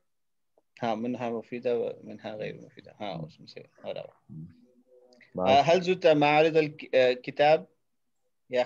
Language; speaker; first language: Arabic; non-native, learner; Urdu